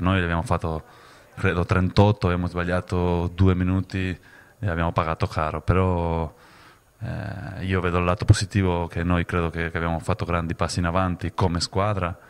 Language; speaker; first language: Italian; non-native, fluent; Spanish